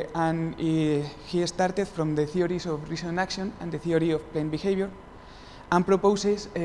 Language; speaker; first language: English; non-native, fluent; Spanish